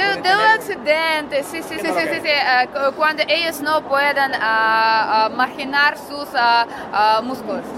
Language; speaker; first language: Spanish; non-native, learner; Russian